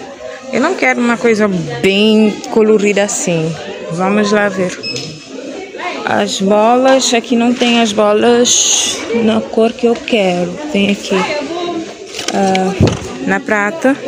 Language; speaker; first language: Portuguese; non-native, local second language; Kabuverdianu